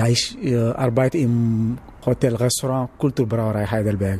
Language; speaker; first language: German; non-native, learner; Wolof